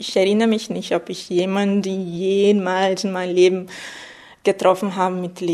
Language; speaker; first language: German; non-native, fluent; Portuguese